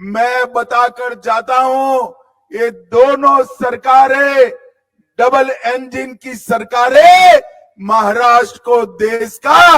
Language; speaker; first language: Hindi; non-native, local second language; Gujarati